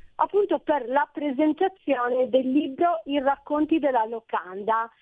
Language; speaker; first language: Italian; native; Italian